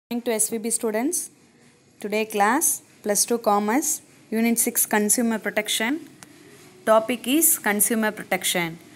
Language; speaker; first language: English; non-native, local second language; Tamil